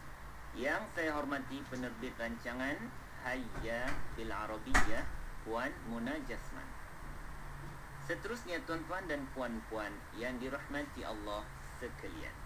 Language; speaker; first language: Malay; native; Malay